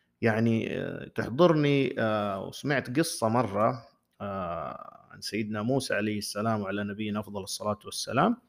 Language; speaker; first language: Arabic; native; Arabic